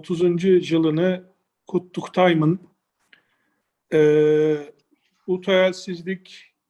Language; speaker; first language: Turkish; native; Turkish